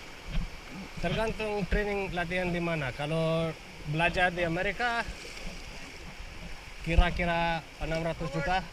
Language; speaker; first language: Indonesian; non-native, fluent; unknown